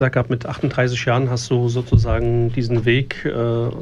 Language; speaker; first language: German; native; German